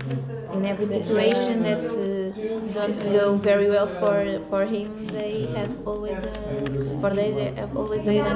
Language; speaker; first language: English; non-native, learner; Portuguese